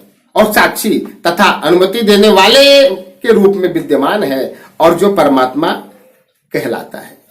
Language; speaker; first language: Hindi; native; Hindi